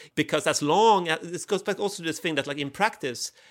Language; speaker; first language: English; non-native, fluent; Swedish